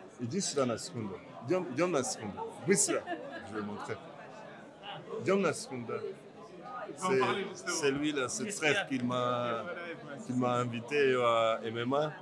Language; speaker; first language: French; non-native, learner; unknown